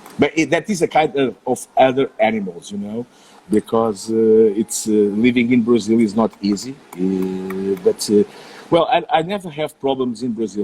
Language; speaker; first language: English; non-native, learner; Portuguese